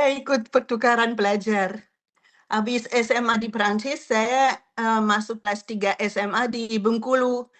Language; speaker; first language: Indonesian; non-native, fluent; French